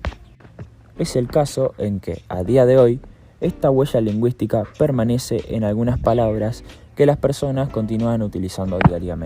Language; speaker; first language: Spanish; native; Spanish